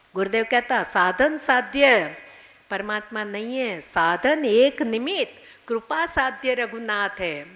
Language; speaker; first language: Hindi; non-native, local second language; Gujarati